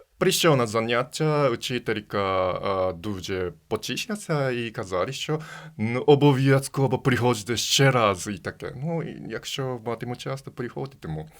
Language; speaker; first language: Ukrainian; non-native, fluent; Japanese